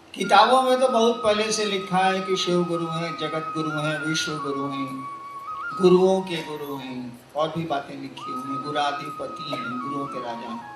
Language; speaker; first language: Hindi; native; Hindi